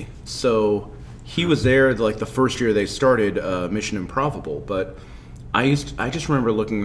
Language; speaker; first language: English; native; English